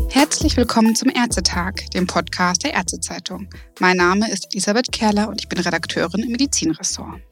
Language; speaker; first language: German; native; German